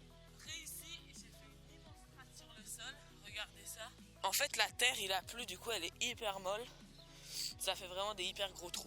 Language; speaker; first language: French; native; French